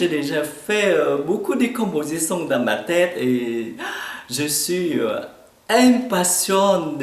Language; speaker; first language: French; non-native, fluent; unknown